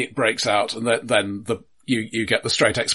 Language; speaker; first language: English; native; English